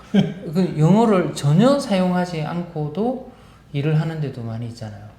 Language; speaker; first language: Korean; native; Korean